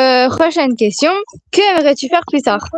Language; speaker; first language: French; native; French